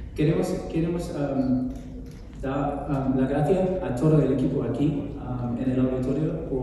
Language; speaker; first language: Spanish; non-native, fluent; English